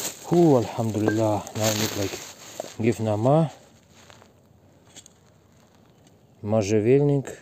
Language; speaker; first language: English; non-native, learner; Russian